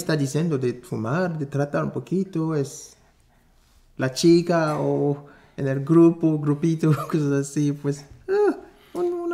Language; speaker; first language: Spanish; non-native, fluent; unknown